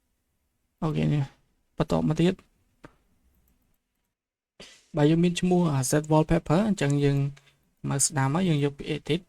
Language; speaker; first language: Khmer; native; Khmer